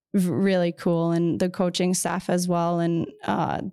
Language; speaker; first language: English; native; English